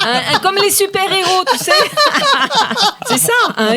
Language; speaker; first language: French; native; French